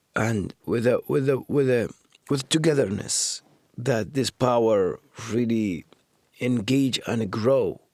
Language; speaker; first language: English; non-native, fluent; Arabic